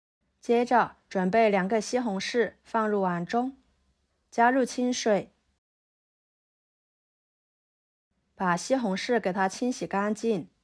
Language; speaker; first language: Chinese; native; Chinese